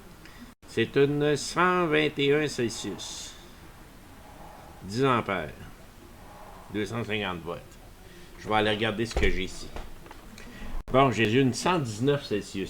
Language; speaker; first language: French; native; French